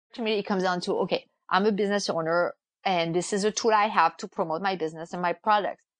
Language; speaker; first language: English; non-native, fluent; French